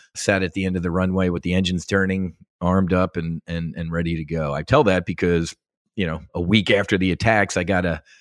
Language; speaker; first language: English; native; English